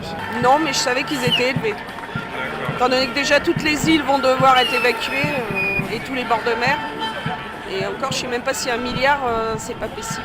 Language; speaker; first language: French; native; French